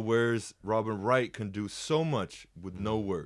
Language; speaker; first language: English; native; English